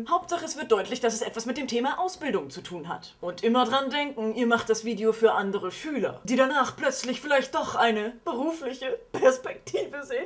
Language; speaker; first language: German; native; German